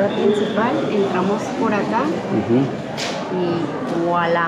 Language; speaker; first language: Spanish; native; Spanish